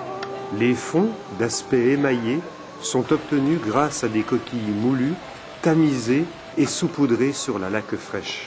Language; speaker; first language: French; native; French